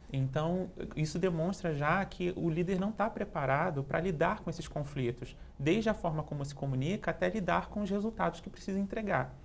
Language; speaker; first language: Portuguese; native; Portuguese